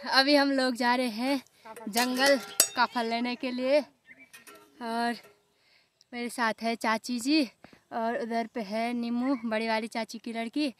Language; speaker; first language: Hindi; non-native, local second language; Garhwali